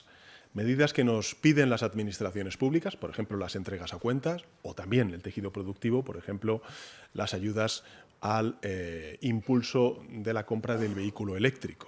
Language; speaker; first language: Spanish; native; Spanish